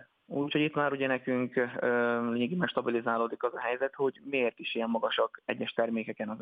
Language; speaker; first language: Hungarian; native; Hungarian